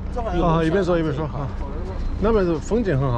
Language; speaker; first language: Chinese; non-native, fluent; English